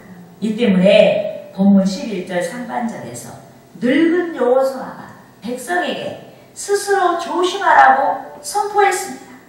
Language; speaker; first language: Korean; native; Korean